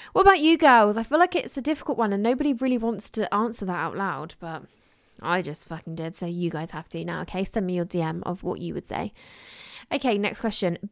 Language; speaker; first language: English; native; English